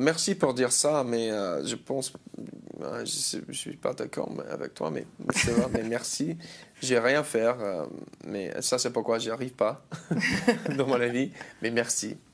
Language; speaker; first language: French; non-native, learner; English